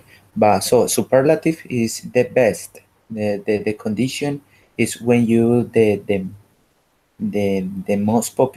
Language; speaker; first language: English; non-native, learner; Spanish